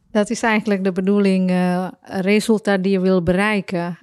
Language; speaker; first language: Dutch; non-native, fluent; Indonesian